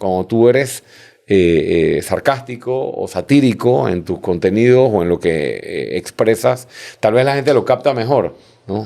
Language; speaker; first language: Spanish; native; Spanish